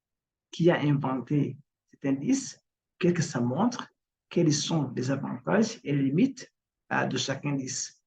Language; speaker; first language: French; non-native, local second language; Kinyarwanda